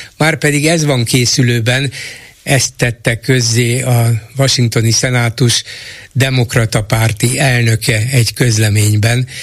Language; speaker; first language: Hungarian; native; Hungarian